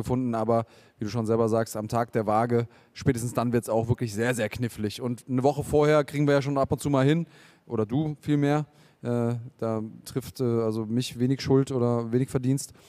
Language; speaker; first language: German; native; German